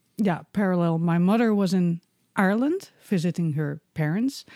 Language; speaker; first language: English; non-native, fluent; Dutch